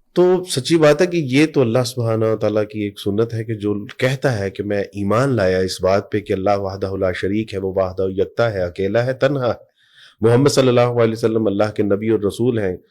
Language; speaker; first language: Urdu; native; Urdu